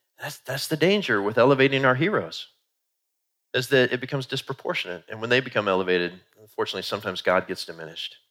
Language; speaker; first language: English; native; English